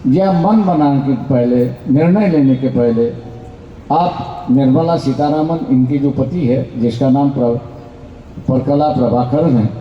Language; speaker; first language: Hindi; non-native, local second language; Marathi